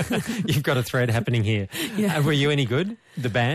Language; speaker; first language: English; native; English